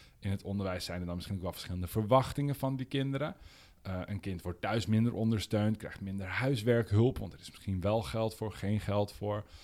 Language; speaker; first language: Dutch; native; Dutch